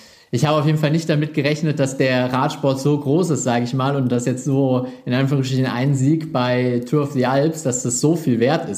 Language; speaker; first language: German; native; German